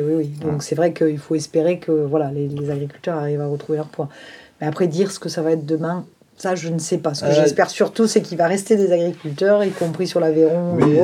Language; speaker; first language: French; native; French